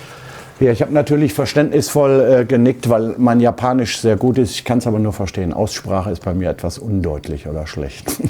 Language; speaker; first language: German; native; German